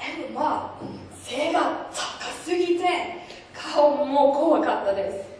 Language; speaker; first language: Japanese; non-native, learner; English